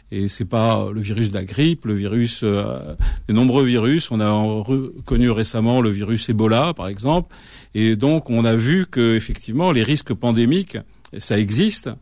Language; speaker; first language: French; native; French